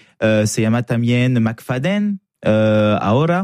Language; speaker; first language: Spanish; non-native, learner; French